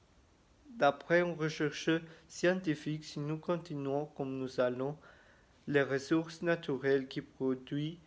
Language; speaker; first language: French; non-native, learner; Spanish